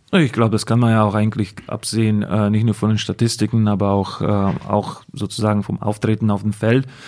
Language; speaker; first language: German; non-native, fluent; Slovak